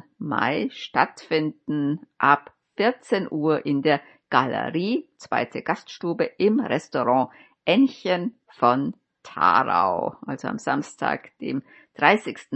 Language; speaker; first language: German; native; German